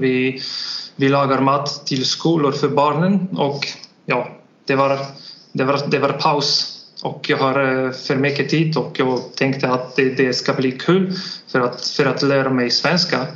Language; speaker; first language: Swedish; non-native, learner; Polish